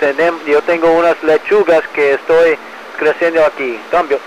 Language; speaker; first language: Spanish; early bilingual, heritage; English